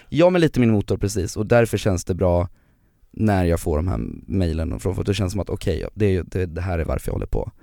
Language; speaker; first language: Swedish; native; Swedish